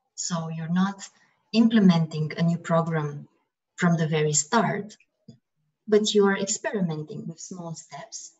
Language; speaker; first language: English; non-native, fluent; Romanian